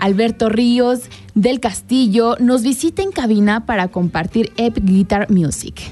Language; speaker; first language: Spanish; native; Spanish